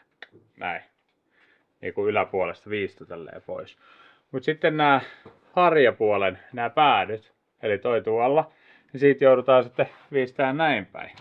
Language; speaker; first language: Finnish; native; Finnish